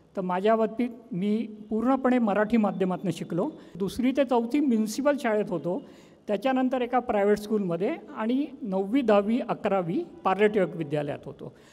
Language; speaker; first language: Marathi; native; Marathi